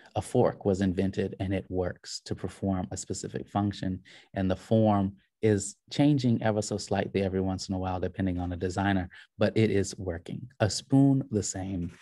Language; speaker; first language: English; native; English